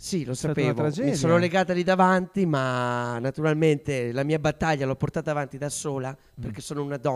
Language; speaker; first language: Italian; native; Italian